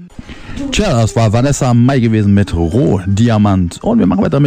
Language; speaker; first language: German; native; German